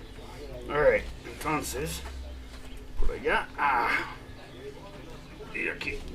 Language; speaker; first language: Spanish; non-native, learner; English